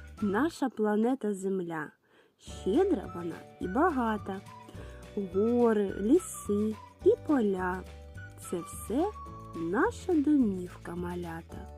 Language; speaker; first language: Ukrainian; native; Ukrainian